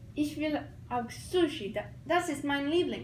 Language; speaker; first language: German; non-native, learner; English